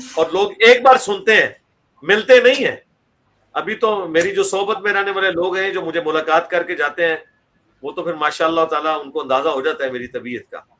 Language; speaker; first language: Urdu; non-native, local second language; Punjabi